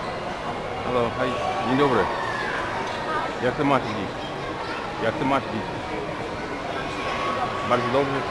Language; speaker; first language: Polish; non-native, learner; English